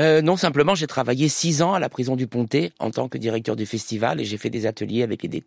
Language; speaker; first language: French; native; French